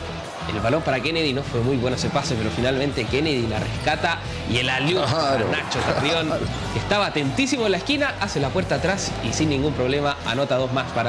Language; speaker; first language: Spanish; native; Spanish